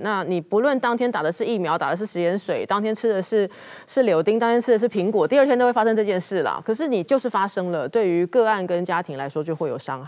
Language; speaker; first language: Chinese; native; Chinese